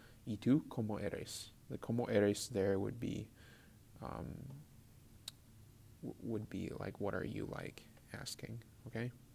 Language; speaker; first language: English; native; English